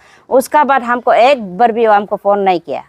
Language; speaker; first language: Hindi; non-native, local second language; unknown